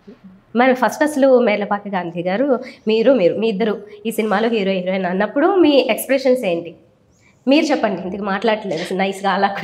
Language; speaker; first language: Telugu; native; Telugu